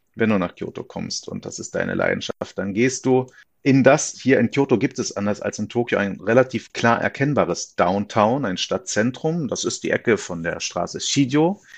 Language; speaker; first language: German; native; German